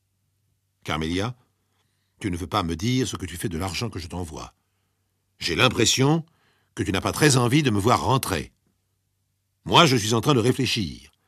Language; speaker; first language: French; native; French